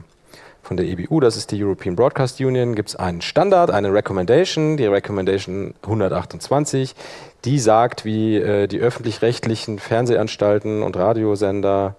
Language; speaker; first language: German; native; German